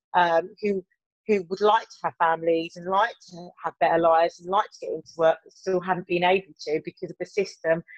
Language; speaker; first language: English; native; English